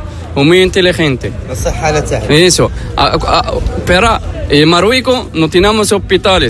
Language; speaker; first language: Spanish; non-native, learner; Arabic